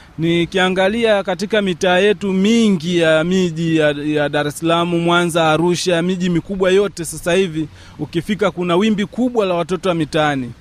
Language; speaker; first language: Swahili; native; Swahili